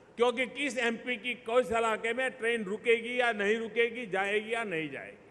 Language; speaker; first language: Hindi; non-native, local second language; Gujarati